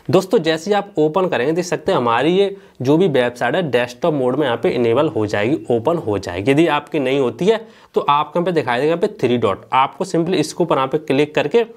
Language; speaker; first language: Hindi; native; Hindi